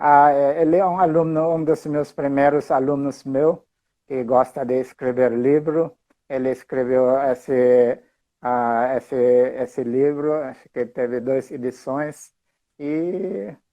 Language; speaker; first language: Portuguese; non-native, fluent; Filipino